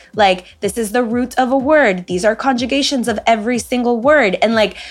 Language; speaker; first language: English; early bilingual, other home language; Spanish